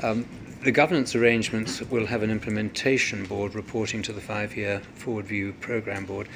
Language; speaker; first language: English; native; English